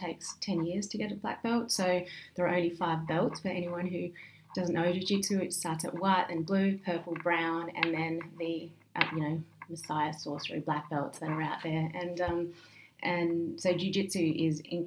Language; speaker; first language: English; native; English